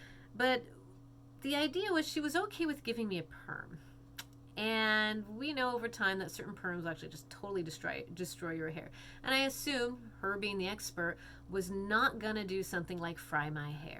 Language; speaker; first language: English; native; English